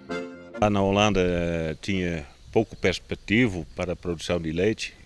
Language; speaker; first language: Portuguese; non-native, learner; Dutch